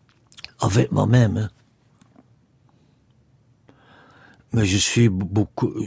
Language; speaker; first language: French; non-native, local second language; Dutch